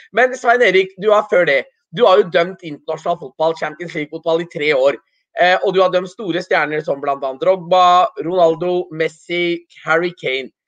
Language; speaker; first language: Norwegian; early bilingual, other home language; Urdu